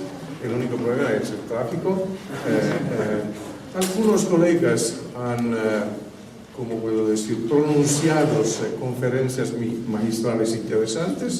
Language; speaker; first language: Spanish; non-native, fluent; Italian